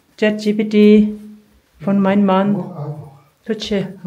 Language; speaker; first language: German; non-native, learner; Tibetan